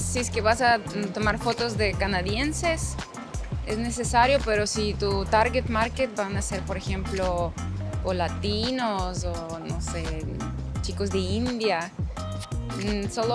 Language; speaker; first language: Spanish; non-native, fluent; Ukrainian